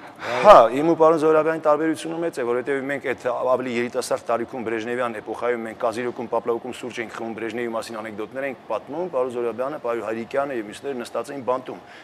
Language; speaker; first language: Armenian; early bilingual, heritage; Armenian